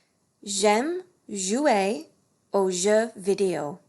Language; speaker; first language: French; non-native, fluent; English